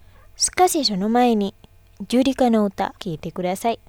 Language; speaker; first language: Japanese; non-native, fluent; Indonesian